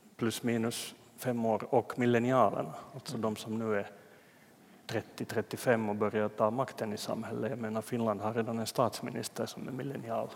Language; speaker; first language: Swedish; native; Swedish